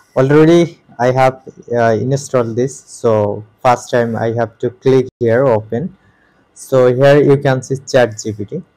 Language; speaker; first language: English; non-native, local second language; Bangla